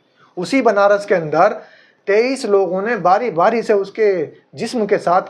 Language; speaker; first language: Hindi; native; Hindi